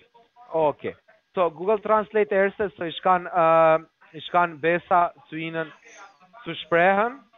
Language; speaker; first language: German; non-native, learner; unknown